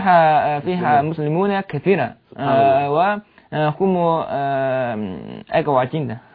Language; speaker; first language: Arabic; non-native, learner; Chinese